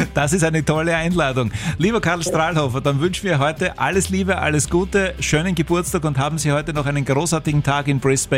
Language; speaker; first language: German; native; German